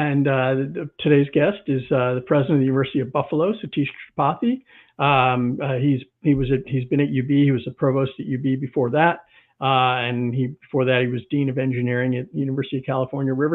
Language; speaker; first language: English; native; English